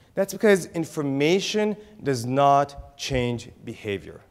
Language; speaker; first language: English; native; English